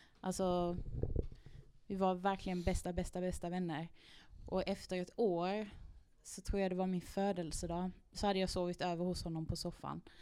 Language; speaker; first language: Swedish; native; Swedish